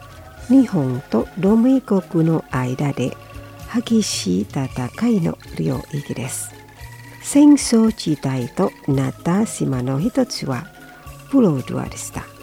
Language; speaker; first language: Japanese; non-native, fluent; Indonesian